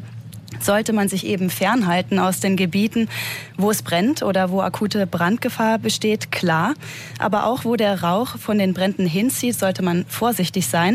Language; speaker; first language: German; native; German